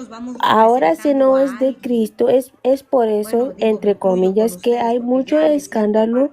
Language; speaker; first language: Spanish; non-native, fluent; Portuguese